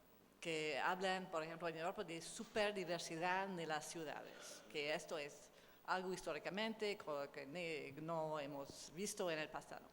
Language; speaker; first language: Spanish; non-native, learner; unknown